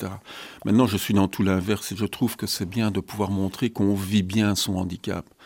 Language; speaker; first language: French; native; French